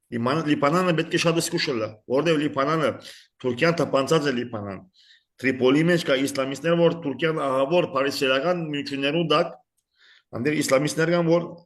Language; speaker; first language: Armenian; early bilingual, heritage; Armenian